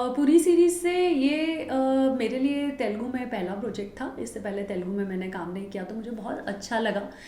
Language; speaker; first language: Hindi; native; Hindi